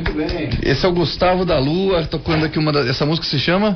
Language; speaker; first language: Portuguese; native; Portuguese